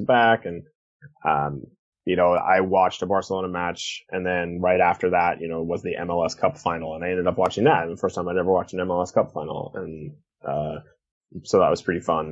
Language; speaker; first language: English; native; English